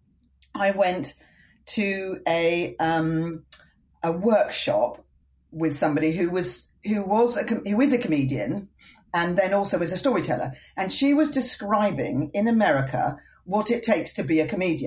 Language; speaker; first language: English; native; English